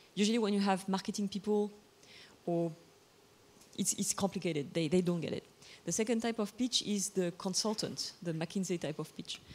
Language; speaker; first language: English; non-native, fluent; Bulgarian